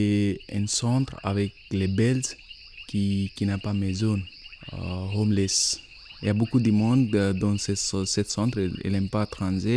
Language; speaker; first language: French; non-native, learner; Nepali